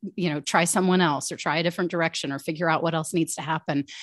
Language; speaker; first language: English; native; English